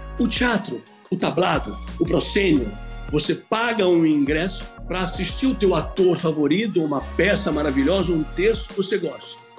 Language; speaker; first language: Portuguese; native; Portuguese